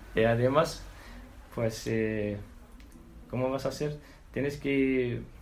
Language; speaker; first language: Spanish; non-native, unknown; Arabic